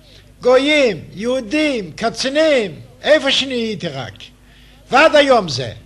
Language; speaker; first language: Hebrew; non-native, fluent; Yiddish